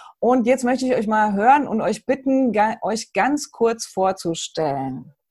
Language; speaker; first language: German; native; German